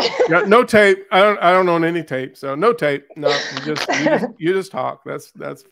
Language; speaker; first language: English; native; English